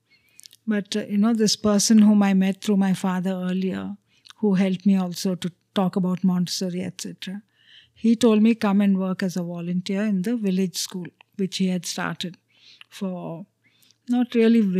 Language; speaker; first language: English; non-native, local second language; Telugu